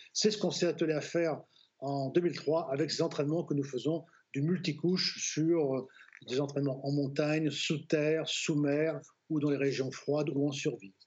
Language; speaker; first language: French; native; French